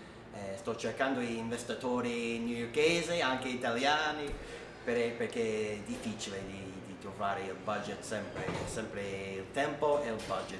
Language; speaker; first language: Italian; non-native, learner; English